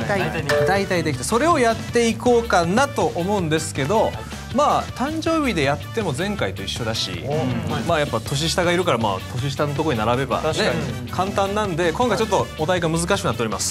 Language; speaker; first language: Japanese; native; Japanese